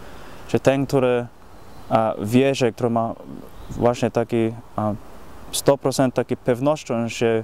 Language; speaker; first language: Polish; non-native, fluent; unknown